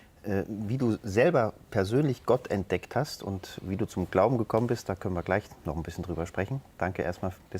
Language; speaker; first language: German; native; German